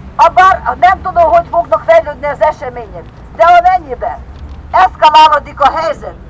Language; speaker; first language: Hungarian; non-native, fluent; Ukrainian